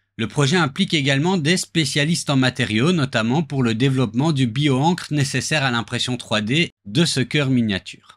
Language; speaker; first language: French; native; French